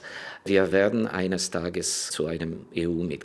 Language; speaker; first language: German; non-native, fluent; Ukrainian